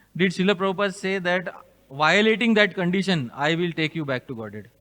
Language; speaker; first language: English; non-native, local second language; Hindi